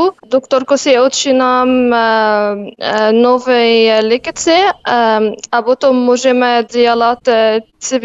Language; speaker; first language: Czech; non-native, learner; Arabic